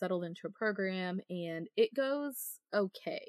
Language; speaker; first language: English; native; English